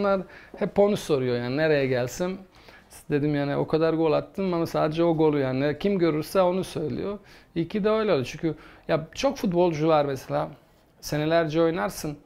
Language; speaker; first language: Turkish; non-native, fluent; Bosnian